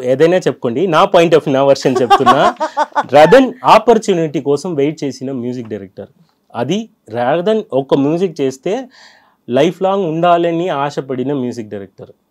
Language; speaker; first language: Telugu; non-native, fluent; Tamil